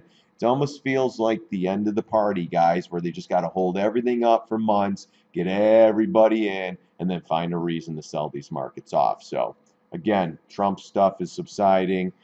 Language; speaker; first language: English; native; English